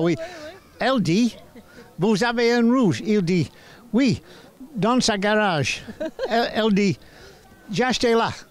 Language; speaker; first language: French; non-native, learner; English